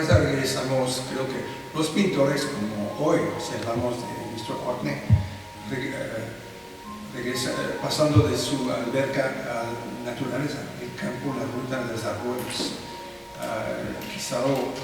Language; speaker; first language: Spanish; non-native, fluent; French